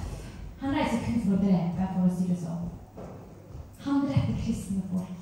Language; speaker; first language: Norwegian; non-native, fluent; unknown